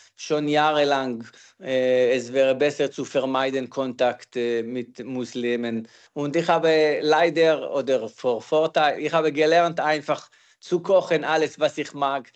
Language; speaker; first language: German; non-native, learner; Hebrew